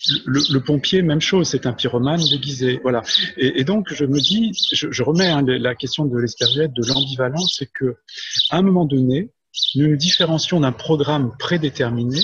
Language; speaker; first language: French; native; French